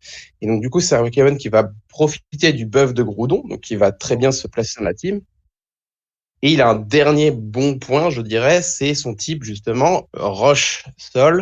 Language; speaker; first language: French; native; French